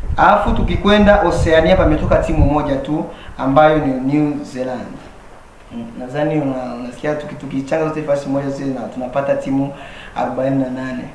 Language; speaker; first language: Swahili; native; Swahili